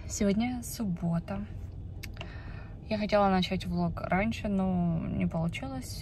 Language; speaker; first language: Russian; early bilingual, heritage; Russian